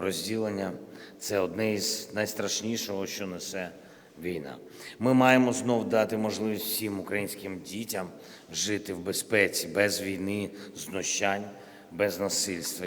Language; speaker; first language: Ukrainian; non-native, local second language; Russian